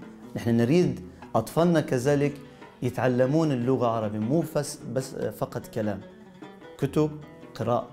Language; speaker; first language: Arabic; non-native, local second language; Turkish